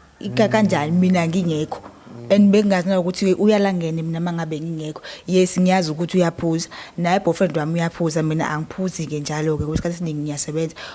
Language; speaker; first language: Zulu; native; Zulu